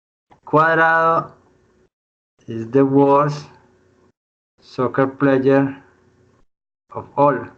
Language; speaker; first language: English; non-native, learner; Spanish